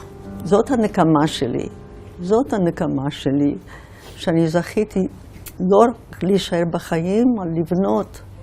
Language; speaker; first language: Hebrew; non-native, fluent; Yiddish